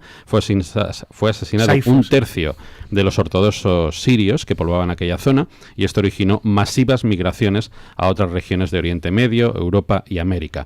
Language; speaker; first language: Spanish; native; Spanish